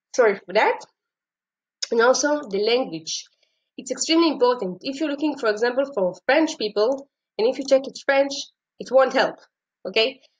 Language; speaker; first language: English; non-native, fluent; Hebrew